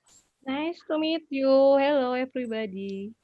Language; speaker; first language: English; non-native, fluent; Indonesian